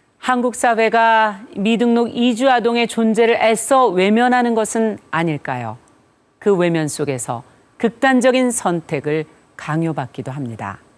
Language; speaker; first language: Korean; native; Korean